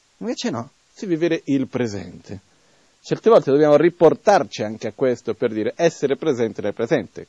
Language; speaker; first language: Italian; non-native, fluent; Portuguese